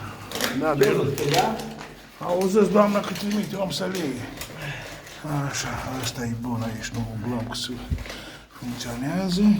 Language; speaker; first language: Romanian; native; Romanian